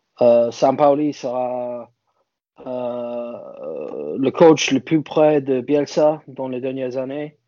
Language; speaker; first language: French; non-native, fluent; English